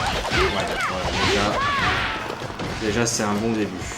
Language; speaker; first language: French; native; French